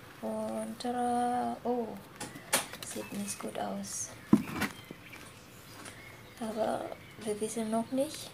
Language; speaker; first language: German; non-native, fluent; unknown